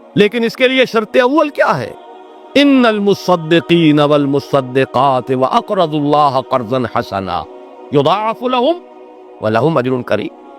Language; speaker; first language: Urdu; native; Urdu